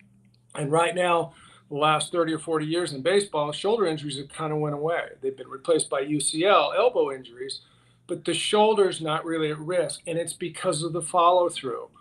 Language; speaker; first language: English; native; English